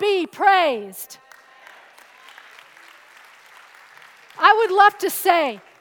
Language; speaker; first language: English; native; English